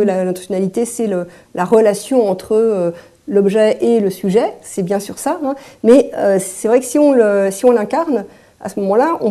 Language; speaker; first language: French; native; French